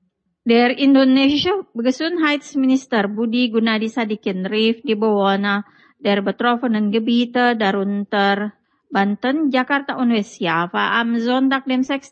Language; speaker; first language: German; non-native, fluent; Indonesian